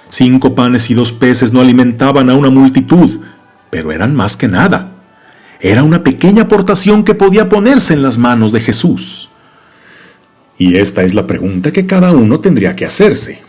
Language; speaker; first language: Spanish; native; Spanish